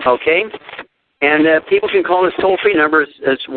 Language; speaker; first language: English; native; English